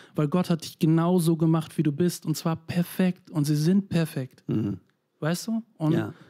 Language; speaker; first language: German; native; German